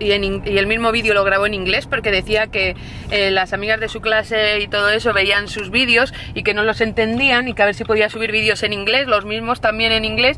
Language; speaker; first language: Spanish; native; Spanish